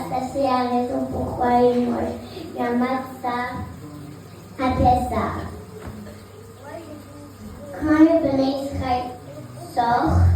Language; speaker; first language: French; early bilingual, heritage; French